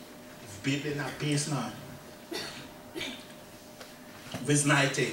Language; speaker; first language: Russian; non-native, fluent; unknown